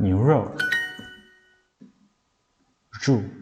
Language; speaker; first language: Chinese; non-native, learner; Mongolian